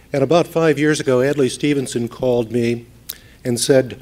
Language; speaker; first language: English; native; English